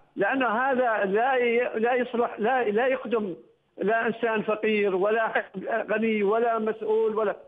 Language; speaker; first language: Arabic; native; Arabic